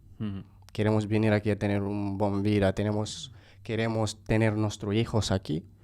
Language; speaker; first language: Spanish; non-native, fluent; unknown